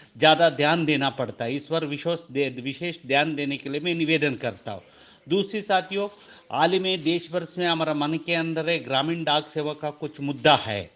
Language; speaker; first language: Hindi; non-native, local second language; Kannada